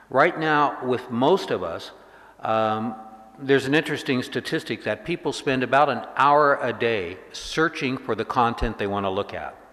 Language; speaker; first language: English; native; English